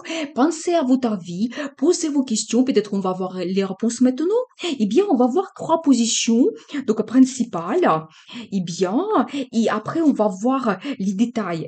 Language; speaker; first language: French; non-native, fluent; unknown